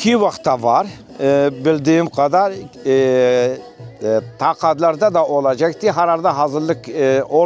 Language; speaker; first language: Turkish; non-native, local second language; Kurdish